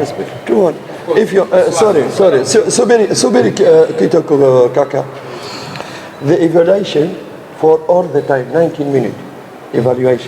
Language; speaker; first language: English; non-native, learner; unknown